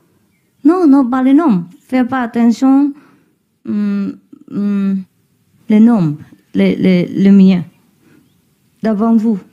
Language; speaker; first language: French; non-native, learner; Vietnamese